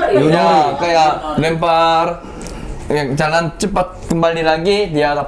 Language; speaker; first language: Indonesian; non-native, fluent; Korean